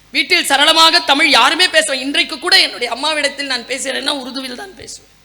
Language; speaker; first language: Tamil; non-native, local second language; Urdu